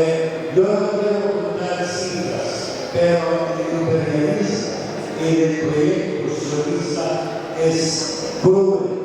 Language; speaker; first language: Spanish; non-native, fluent; Arabic